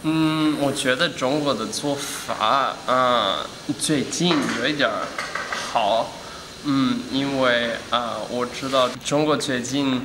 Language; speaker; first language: Chinese; non-native, learner; English